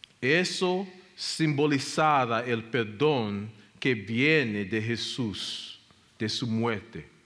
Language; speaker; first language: Spanish; non-native, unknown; English